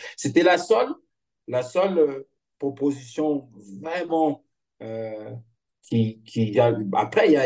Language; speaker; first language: French; non-native, fluent; Portuguese